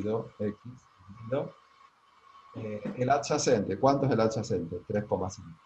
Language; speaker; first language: Spanish; native; Spanish